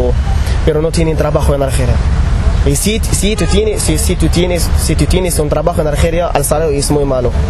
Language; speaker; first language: Spanish; non-native, learner; Arabic